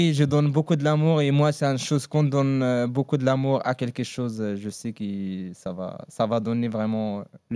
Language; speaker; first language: French; non-native, learner; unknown